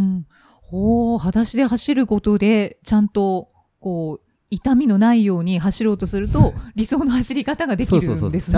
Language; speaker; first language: Japanese; native; Japanese